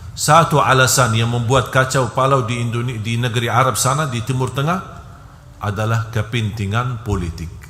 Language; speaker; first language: Indonesian; non-native, fluent; Arabic